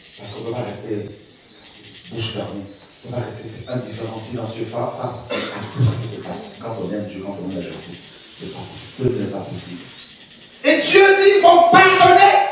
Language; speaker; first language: French; non-native, local second language; Lingala